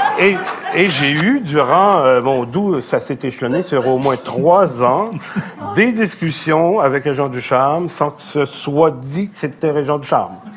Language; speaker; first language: French; native; French